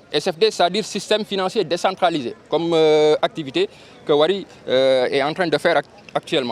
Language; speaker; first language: French; non-native, local second language; Wolof